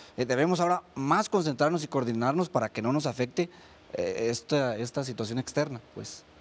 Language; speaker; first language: Spanish; native; Spanish